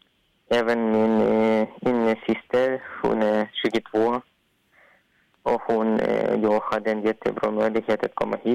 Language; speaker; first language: Swedish; non-native, learner; Ukrainian